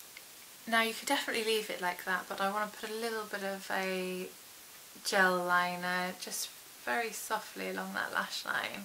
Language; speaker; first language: English; native; English